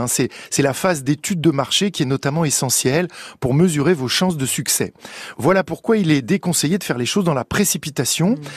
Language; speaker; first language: French; native; French